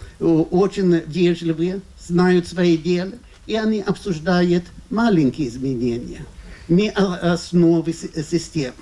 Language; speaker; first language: Russian; non-native, fluent; Swedish